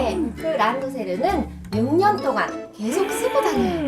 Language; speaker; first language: Korean; non-native, fluent; Japanese